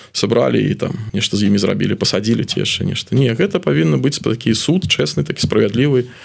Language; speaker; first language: Belarusian; native; Belarusian